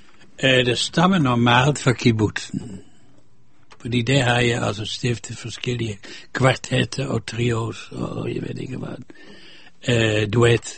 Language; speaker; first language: Danish; non-native, fluent; Dutch